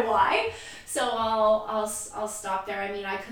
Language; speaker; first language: English; native; English